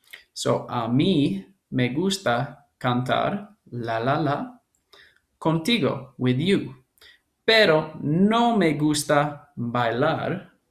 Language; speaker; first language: Spanish; non-native, learner; English